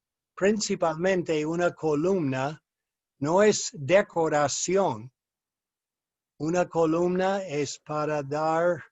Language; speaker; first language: Spanish; non-native, fluent; English